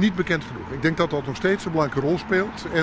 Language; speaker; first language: Dutch; native; Dutch